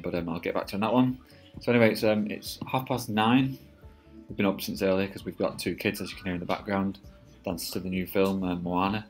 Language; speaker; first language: English; native; English